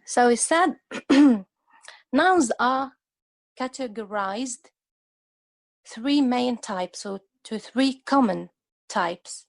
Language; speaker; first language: English; non-native, fluent; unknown